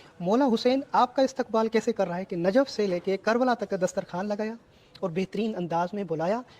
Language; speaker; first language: Urdu; native; Urdu